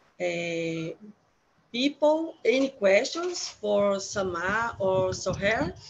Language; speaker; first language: English; non-native, learner; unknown